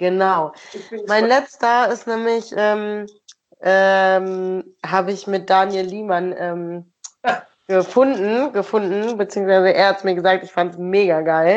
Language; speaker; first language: German; native; German